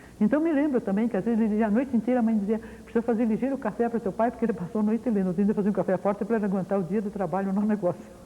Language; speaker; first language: Portuguese; early bilingual, other home language; Ukrainian